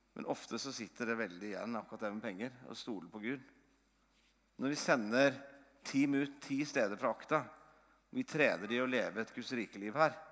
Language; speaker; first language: Norwegian; native; Norwegian